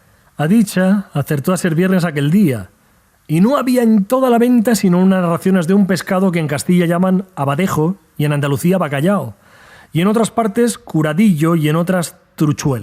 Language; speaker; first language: Spanish; native; Spanish